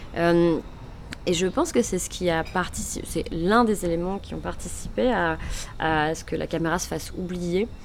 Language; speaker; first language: French; native; French